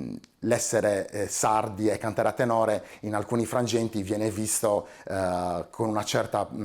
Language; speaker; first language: Italian; native; Italian